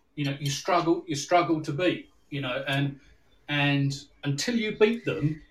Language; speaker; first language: English; native; English